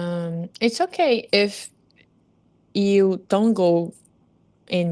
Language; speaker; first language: English; non-native, learner; Portuguese